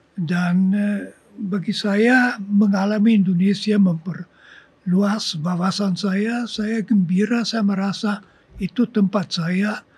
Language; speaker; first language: Indonesian; non-native, fluent; German